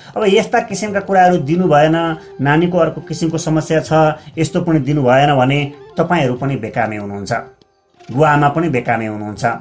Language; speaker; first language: Nepali; native; Nepali